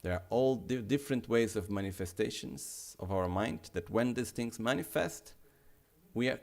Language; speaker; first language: English; non-native, fluent; Italian